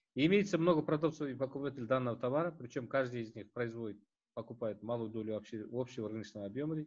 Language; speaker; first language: Russian; non-native, local second language; Kazakh